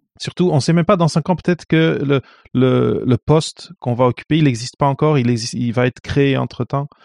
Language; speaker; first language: French; non-native, fluent; Portuguese